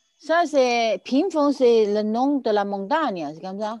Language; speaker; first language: French; native; French